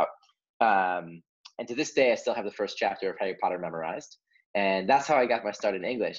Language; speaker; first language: English; early bilingual, other home language; Hebrew